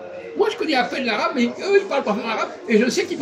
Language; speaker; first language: French; native; French